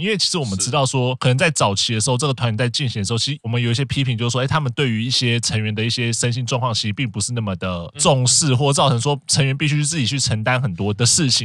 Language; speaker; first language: Chinese; native; Chinese